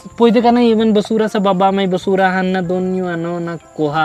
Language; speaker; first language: Filipino; non-native, learner; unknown